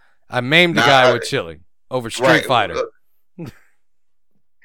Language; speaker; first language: English; native; English